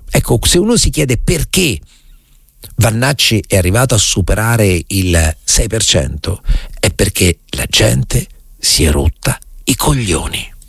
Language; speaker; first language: Italian; native; Italian